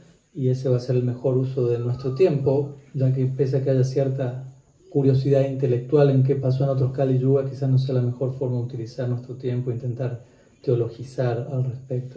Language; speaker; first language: Spanish; native; Spanish